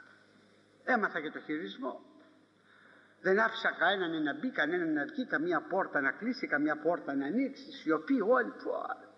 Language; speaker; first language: Greek; native; Greek